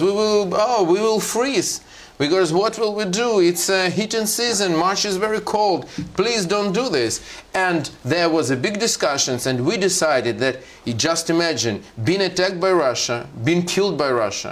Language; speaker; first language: English; non-native, fluent; Russian